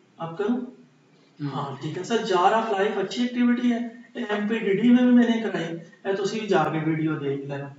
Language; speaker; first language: Urdu; non-native, local second language; Punjabi